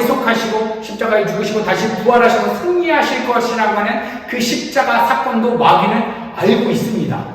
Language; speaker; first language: Korean; native; Korean